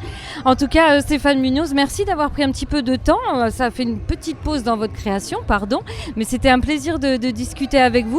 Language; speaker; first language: French; native; French